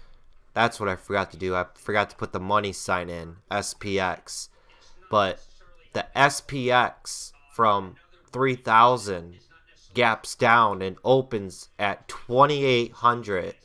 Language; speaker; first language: English; native; English